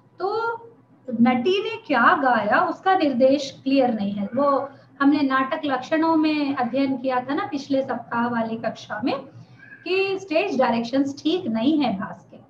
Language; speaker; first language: Hindi; non-native, local second language; Telugu